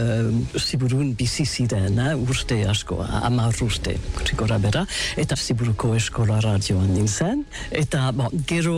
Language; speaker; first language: Basque; non-native, local second language; English